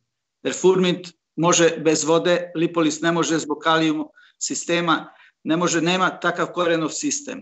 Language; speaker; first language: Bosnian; non-native, local second language; Hungarian